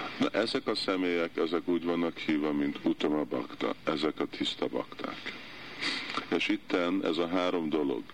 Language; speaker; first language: Hungarian; early bilingual, heritage; Hungarian